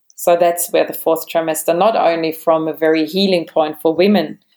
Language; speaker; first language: English; non-native, fluent; German